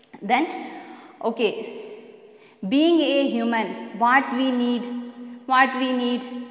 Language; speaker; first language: English; non-native, local second language; Malayalam